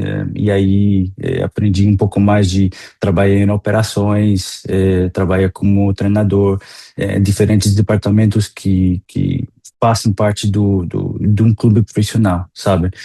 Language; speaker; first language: Portuguese; non-native, fluent; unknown